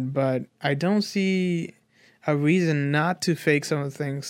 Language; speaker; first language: English; non-native, local second language; Nepali